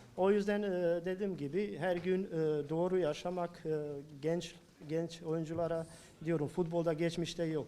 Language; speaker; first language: Turkish; non-native, learner; Bosnian